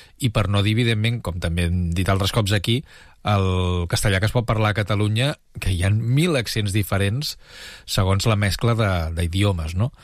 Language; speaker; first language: Catalan; native; Catalan